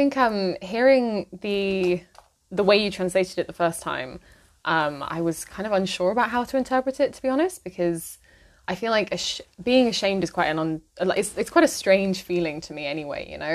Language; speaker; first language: English; native; English